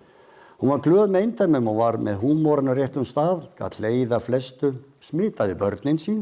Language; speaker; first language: Icelandic; native; Icelandic